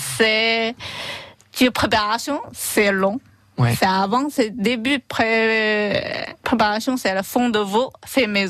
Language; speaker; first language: French; non-native, learner; Chinese